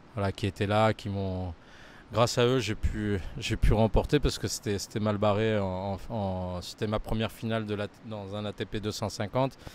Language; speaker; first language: French; native; French